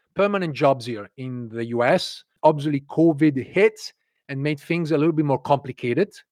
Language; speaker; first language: English; non-native, fluent; Italian